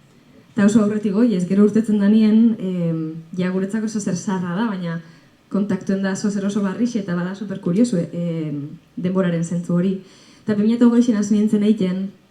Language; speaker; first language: Basque; native; Basque